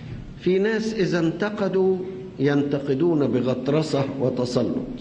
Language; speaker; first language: Arabic; native; Arabic